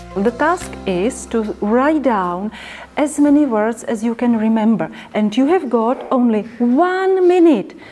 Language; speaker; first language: English; non-native, fluent; Czech